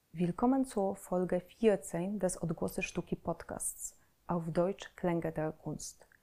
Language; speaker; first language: German; non-native, fluent; Polish